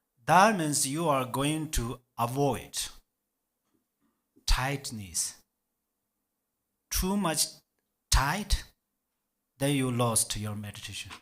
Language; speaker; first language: English; non-native, learner; Tibetan